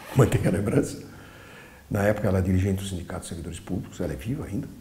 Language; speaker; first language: Portuguese; early bilingual, other home language; Polish